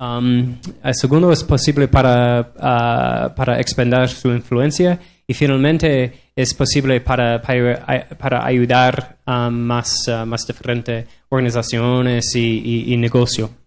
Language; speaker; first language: Spanish; non-native, learner; English